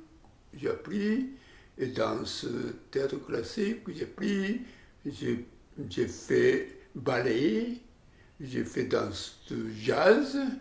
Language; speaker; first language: French; non-native, learner; Japanese